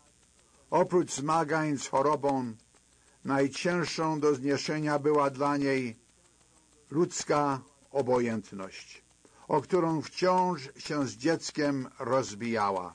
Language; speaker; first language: Polish; native; Polish